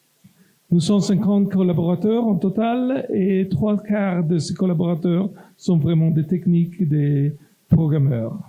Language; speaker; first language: French; non-native, local second language; Italian